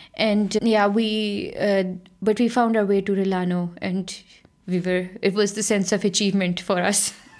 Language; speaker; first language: English; non-native, local second language; Punjabi